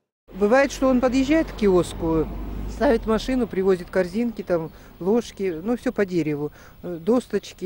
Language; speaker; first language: Russian; native; Russian